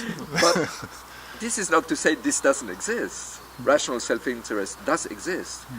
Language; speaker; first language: English; non-native, fluent; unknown